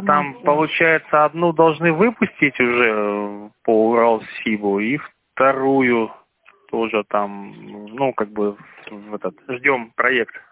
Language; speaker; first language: Russian; native; Russian